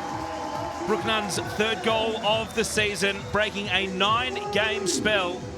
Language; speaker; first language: English; native; English